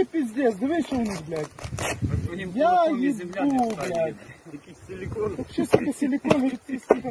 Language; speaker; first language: Ukrainian; native; Ukrainian